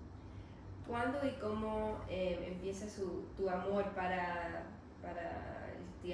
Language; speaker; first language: Spanish; non-native, learner; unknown